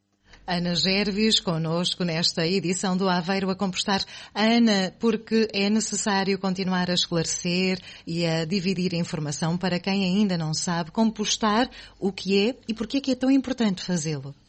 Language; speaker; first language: Portuguese; native; Portuguese